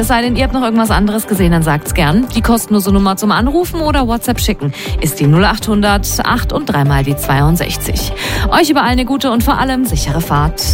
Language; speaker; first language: German; native; German